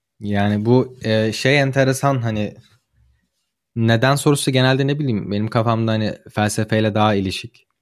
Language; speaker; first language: Turkish; native; Turkish